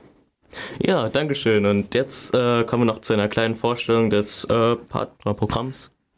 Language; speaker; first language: German; native; German